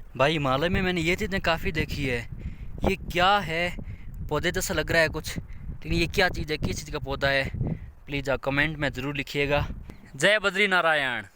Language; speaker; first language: Hindi; native; Hindi